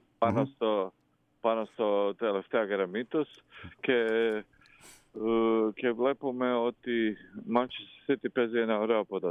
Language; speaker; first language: Greek; non-native, fluent; Croatian